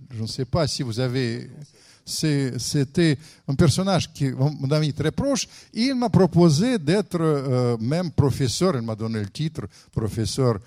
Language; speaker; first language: French; non-native, fluent; Russian